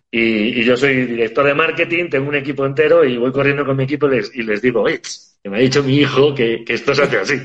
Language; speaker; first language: Spanish; native; Spanish